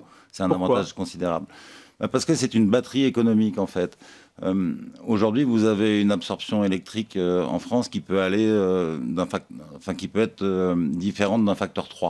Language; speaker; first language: French; native; French